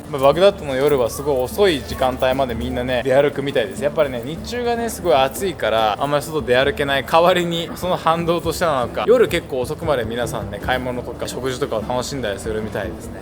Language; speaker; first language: Japanese; native; Japanese